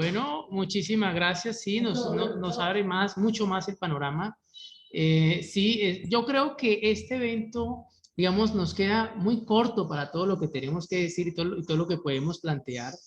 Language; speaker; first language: Spanish; native; Spanish